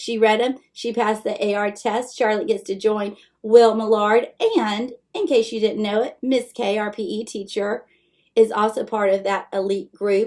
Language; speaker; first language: English; native; English